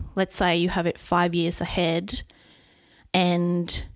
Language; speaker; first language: English; non-native, fluent; Swedish